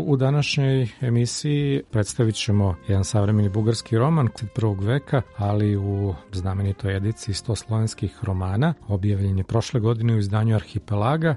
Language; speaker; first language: Serbian; native; Serbian